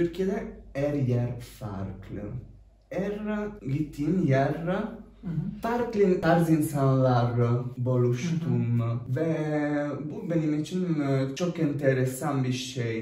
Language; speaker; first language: Turkish; non-native, learner; Italian